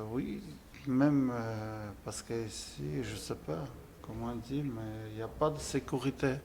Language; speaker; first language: French; non-native, learner; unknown